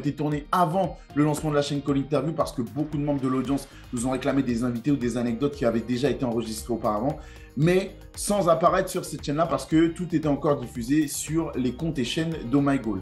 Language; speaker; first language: French; native; French